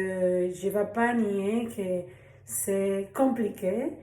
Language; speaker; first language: French; non-native, learner; Spanish